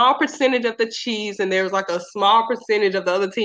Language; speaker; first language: English; native; English